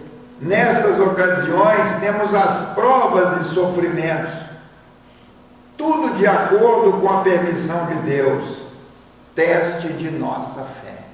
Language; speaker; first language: Portuguese; native; Portuguese